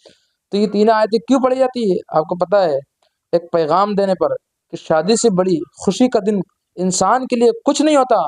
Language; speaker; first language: Urdu; native; Urdu